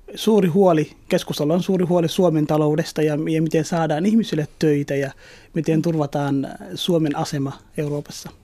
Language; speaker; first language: Finnish; early bilingual, other home language; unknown